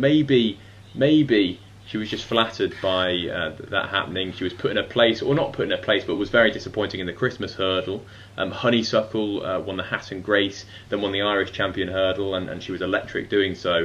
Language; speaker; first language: English; native; English